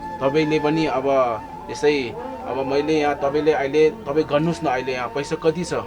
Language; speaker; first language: Nepali; non-native, local second language; Tibetan